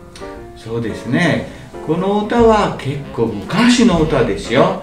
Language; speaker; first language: Japanese; non-native, fluent; Italian